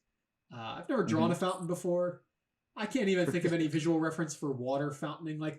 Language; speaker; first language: English; native; English